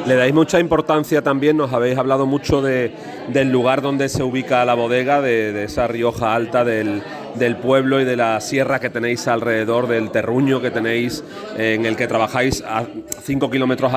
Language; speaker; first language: Spanish; native; Spanish